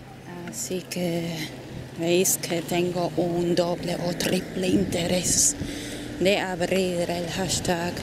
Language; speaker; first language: Spanish; non-native, fluent; German